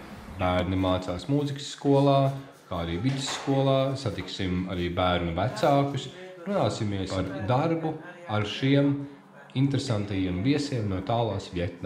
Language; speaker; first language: Latvian; native; Latvian